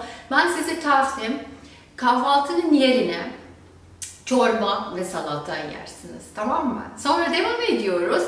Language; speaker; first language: Turkish; non-native, fluent; German